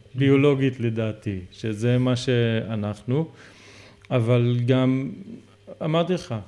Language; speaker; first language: Hebrew; native; Hebrew